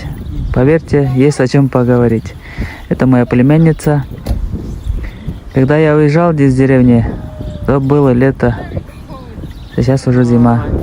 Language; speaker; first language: Russian; non-native, local second language; Tatar